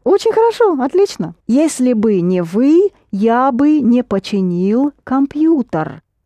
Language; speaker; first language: Russian; native; Russian